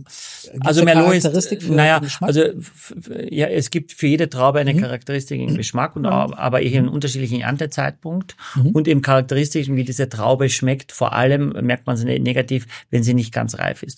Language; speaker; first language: German; native; German